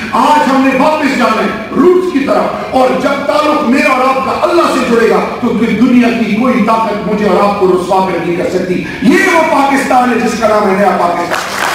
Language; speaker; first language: Urdu; non-native, local second language; Pashto